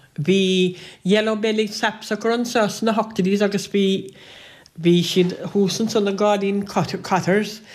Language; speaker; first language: Irish; native; Irish